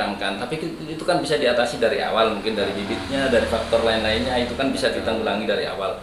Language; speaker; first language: Indonesian; native; Indonesian